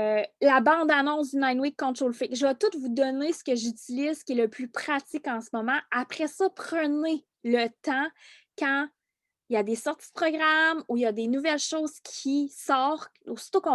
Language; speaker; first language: French; native; French